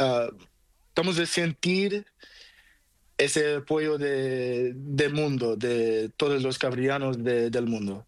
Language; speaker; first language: Spanish; non-native, learner; Portuguese